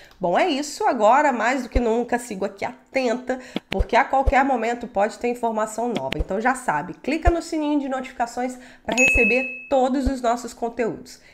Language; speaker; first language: Portuguese; native; Portuguese